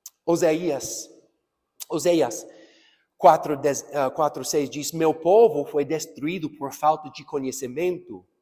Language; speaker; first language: Portuguese; non-native, fluent; English